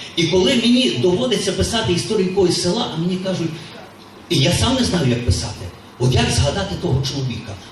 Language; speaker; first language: Ukrainian; native; Ukrainian